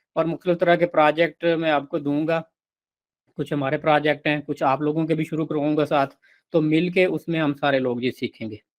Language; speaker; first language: Urdu; non-native, local second language; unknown